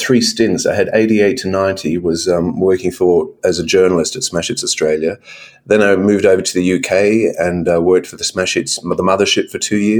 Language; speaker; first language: English; native; English